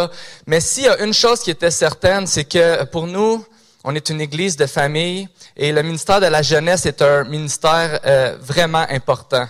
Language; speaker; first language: French; native; French